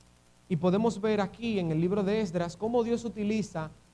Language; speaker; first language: Spanish; native; Spanish